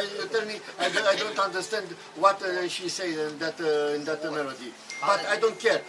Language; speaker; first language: English; non-native, learner; Romanian